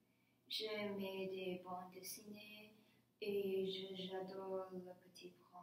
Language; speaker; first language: French; non-native, learner; Chinese